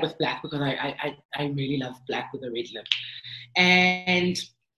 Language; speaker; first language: English; non-native, local second language; Zulu